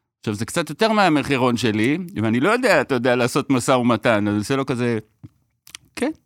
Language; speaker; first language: Hebrew; native; Hebrew